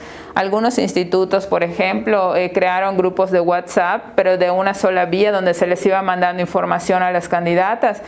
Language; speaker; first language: Spanish; native; Spanish